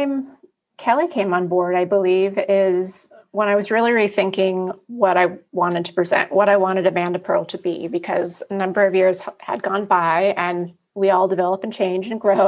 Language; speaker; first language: English; native; English